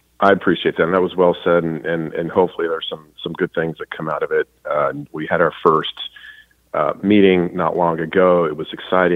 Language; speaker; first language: English; native; English